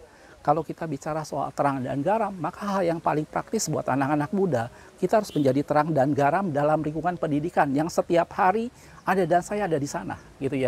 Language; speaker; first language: Indonesian; native; Indonesian